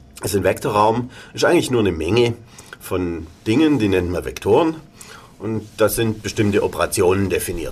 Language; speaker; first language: German; native; German